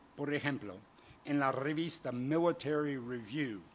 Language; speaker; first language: Spanish; non-native, fluent; English